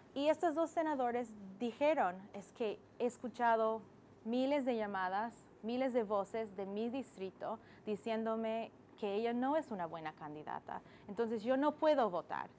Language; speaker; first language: Spanish; non-native, fluent; English